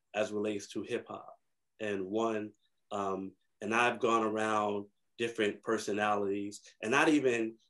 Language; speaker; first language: English; native; English